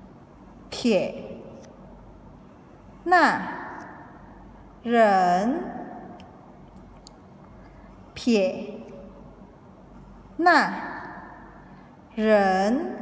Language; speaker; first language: Chinese; early bilingual, heritage; Indonesian